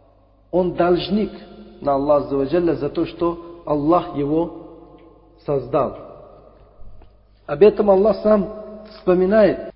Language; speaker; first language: Russian; non-native, fluent; Uzbek